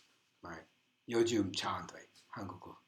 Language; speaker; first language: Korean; non-native, learner; English